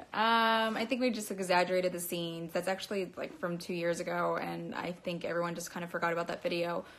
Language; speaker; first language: English; native; English